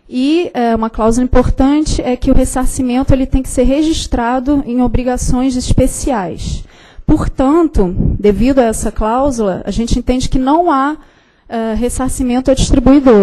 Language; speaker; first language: Portuguese; native; Portuguese